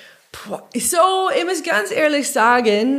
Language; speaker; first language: German; non-native, learner; English